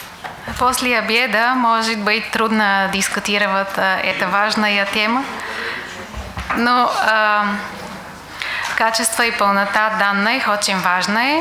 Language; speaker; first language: Russian; non-native, fluent; Bulgarian